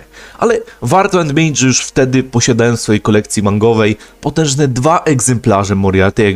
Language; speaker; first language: Polish; native; Polish